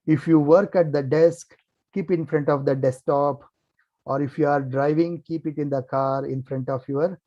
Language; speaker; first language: English; non-native, local second language; Kannada